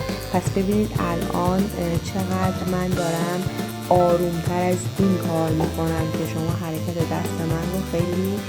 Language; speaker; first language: Persian; native; Persian